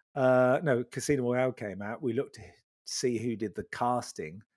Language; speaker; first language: English; native; English